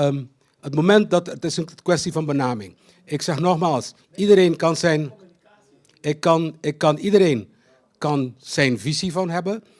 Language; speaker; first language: Dutch; non-native, local second language; Papiamento